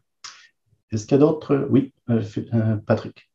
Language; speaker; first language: French; native; French